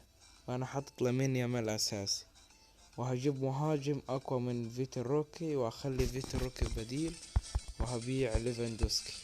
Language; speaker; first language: Arabic; native; Arabic